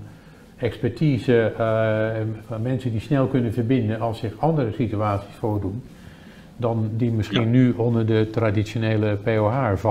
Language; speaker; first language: Dutch; native; Dutch